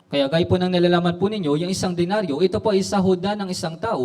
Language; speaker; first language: Filipino; native; Filipino